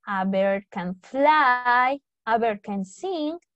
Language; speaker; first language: English; non-native, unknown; Spanish